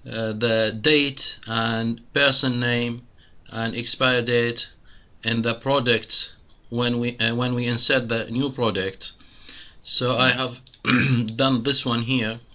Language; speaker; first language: English; non-native, fluent; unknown